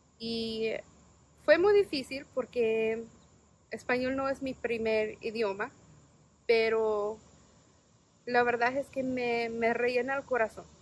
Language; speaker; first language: Spanish; non-native, learner; English